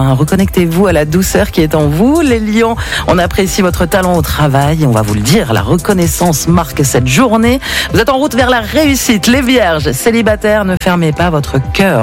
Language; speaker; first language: French; native; French